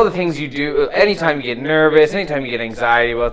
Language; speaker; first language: English; native; English